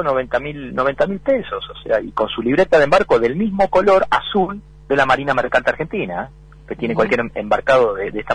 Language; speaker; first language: Spanish; native; Spanish